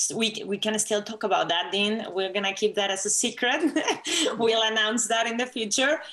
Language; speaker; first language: English; non-native, fluent; Spanish